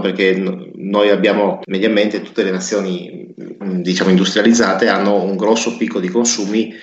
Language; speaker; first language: Italian; native; Italian